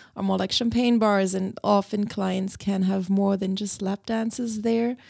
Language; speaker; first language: English; non-native, fluent; German